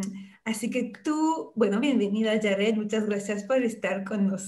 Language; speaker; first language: Spanish; non-native, fluent; French